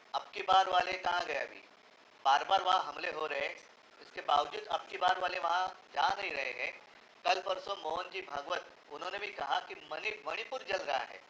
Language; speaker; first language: Hindi; non-native, local second language; Marathi